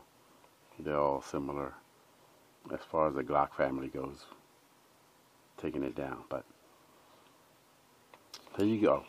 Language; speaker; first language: English; native; English